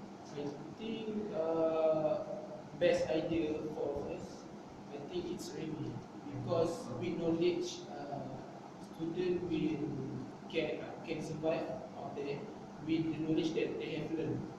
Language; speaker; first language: English; non-native, learner; Malay